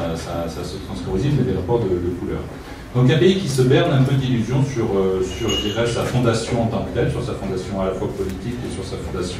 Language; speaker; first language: French; native; French